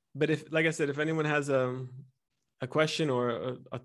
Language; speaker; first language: English; early bilingual, other home language; Italian